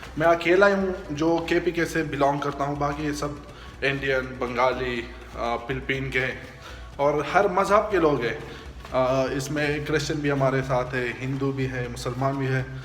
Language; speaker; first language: Urdu; non-native, local second language; Pashto